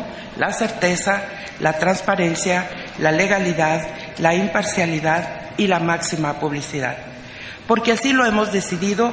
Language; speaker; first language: Spanish; native; Spanish